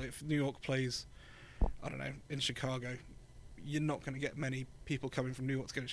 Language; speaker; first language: English; native; English